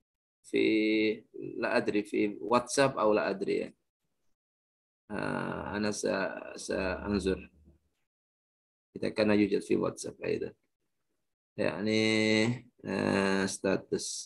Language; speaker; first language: Arabic; non-native, fluent; Indonesian